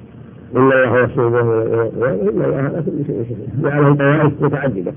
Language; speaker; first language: Arabic; native; Arabic